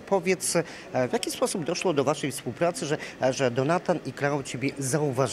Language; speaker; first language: Polish; native; Polish